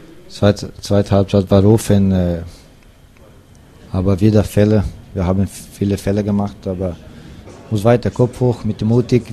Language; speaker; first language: German; non-native, learner; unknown